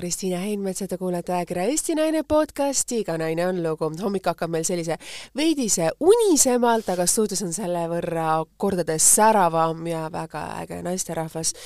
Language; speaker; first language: Estonian; native; Estonian